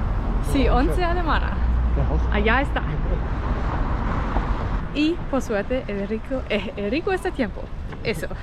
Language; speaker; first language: Spanish; non-native, fluent; German